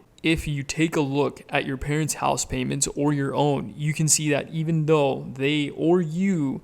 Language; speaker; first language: English; native; English